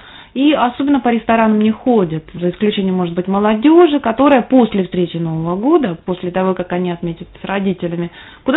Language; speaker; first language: Russian; native; Russian